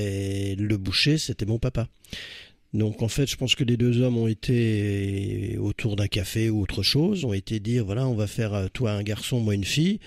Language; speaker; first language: French; native; French